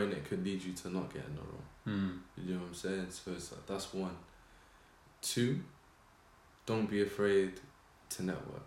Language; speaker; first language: English; native; English